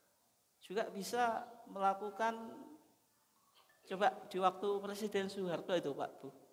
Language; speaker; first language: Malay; non-native, local second language; Javanese